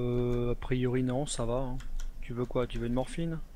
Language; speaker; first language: French; native; French